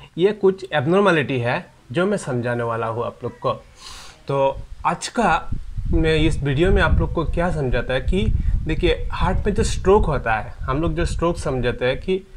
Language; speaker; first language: Hindi; non-native, local second language; Bangla